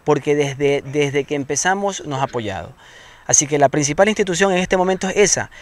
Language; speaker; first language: Spanish; native; Spanish